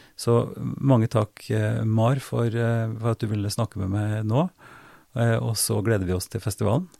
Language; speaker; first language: Norwegian; native; Norwegian